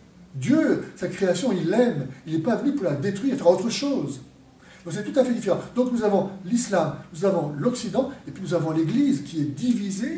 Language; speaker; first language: French; native; French